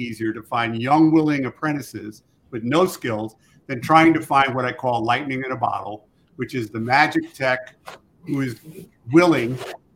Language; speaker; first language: English; native; English